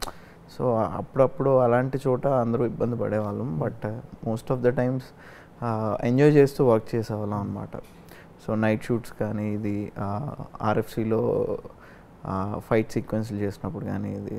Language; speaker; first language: Telugu; native; Telugu